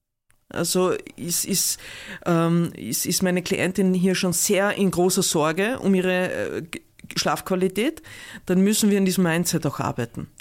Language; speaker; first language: German; native; German